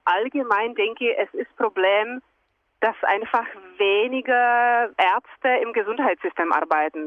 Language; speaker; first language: German; non-native, fluent; Czech